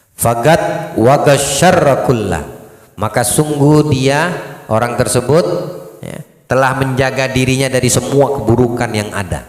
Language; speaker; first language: Indonesian; native; Indonesian